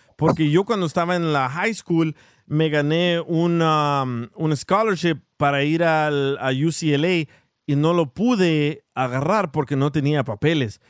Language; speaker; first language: Spanish; early bilingual, heritage; Spanish